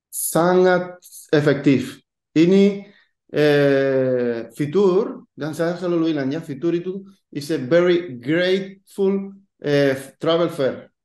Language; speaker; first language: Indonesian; non-native, fluent; Spanish